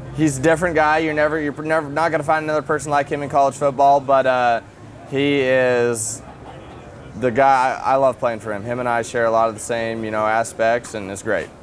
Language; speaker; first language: English; native; English